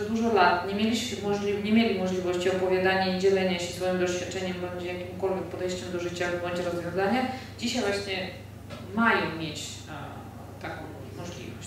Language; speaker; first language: Polish; non-native, fluent; Georgian